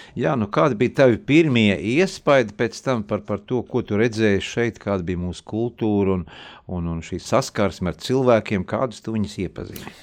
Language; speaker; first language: Latvian; native; Latvian